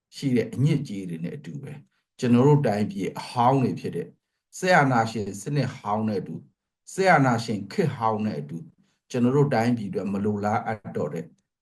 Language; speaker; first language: Burmese; non-native, local second language; Pa'o Karen